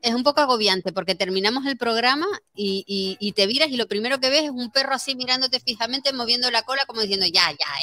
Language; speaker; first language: Spanish; native; Spanish